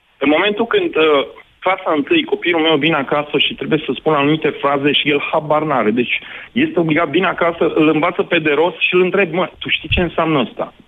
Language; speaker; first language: Romanian; non-native, local second language; Hungarian